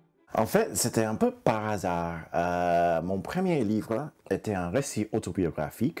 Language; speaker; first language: French; non-native, fluent; English